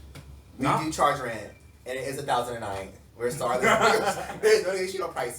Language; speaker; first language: English; native; English